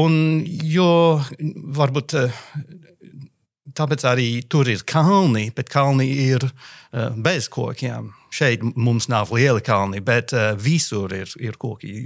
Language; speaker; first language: Latvian; non-native, learner; English